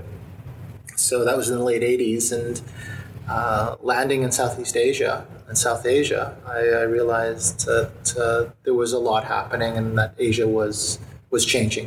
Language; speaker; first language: English; native; English